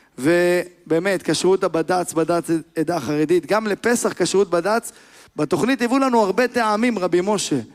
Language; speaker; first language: Hebrew; native; Hebrew